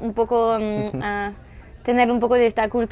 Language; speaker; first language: Spanish; non-native, learner; French